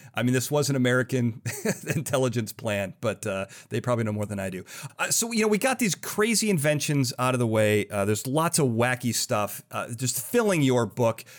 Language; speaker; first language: English; native; English